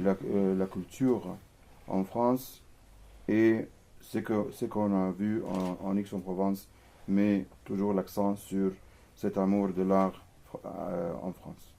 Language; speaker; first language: French; non-native, fluent; Arabic